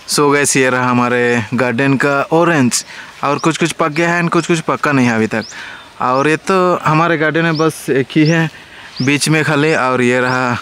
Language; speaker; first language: Hindi; non-native, local second language; Sadri